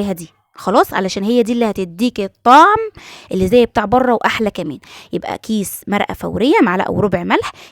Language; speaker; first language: Arabic; native; Arabic